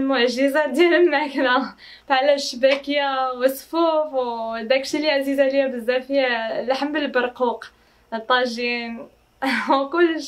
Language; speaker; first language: Arabic; non-native, fluent; English